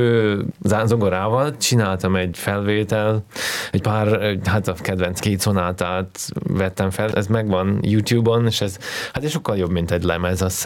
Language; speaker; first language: Hungarian; non-native, fluent; Russian